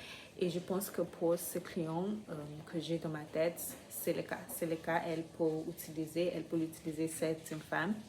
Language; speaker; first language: French; non-native, fluent; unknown